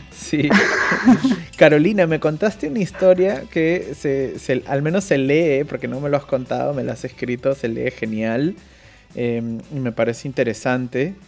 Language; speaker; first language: Spanish; native; Spanish